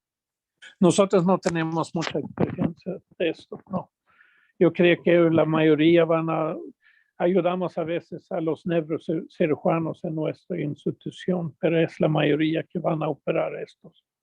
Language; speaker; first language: Spanish; non-native, fluent; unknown